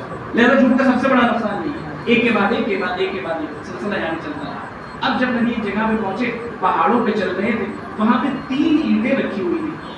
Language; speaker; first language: Urdu; native; Urdu